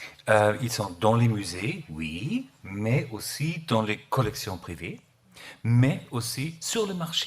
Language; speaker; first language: French; non-native, learner; German